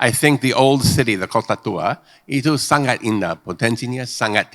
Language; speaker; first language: Indonesian; non-native, fluent; English